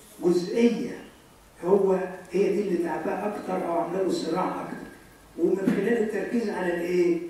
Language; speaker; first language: Arabic; native; Arabic